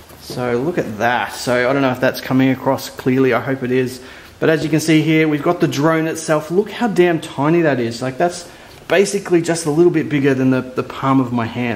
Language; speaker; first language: English; native; English